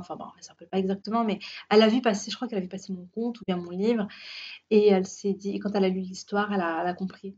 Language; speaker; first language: French; native; French